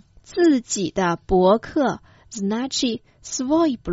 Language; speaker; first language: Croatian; non-native, fluent; Chinese